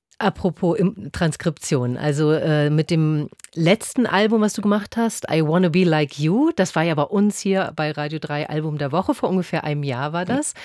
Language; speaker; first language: German; native; German